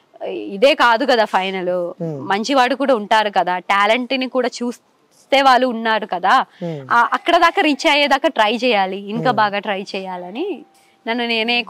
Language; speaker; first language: Telugu; non-native, fluent; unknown